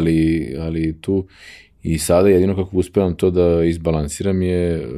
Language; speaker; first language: Serbian; native; Serbian